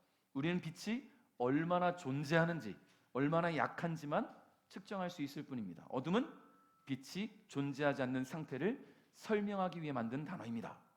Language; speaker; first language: Korean; native; Korean